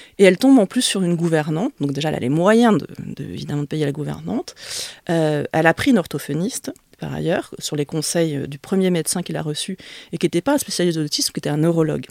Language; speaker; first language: French; early bilingual, other home language; Vietnamese